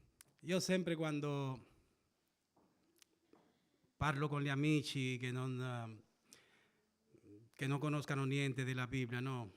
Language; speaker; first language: Italian; non-native, fluent; Spanish